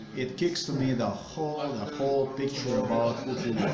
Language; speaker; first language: English; non-native, fluent; Slovenian